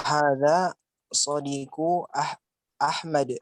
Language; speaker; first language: Arabic; non-native, learner; Indonesian